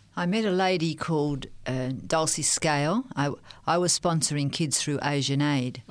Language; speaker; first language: English; native; English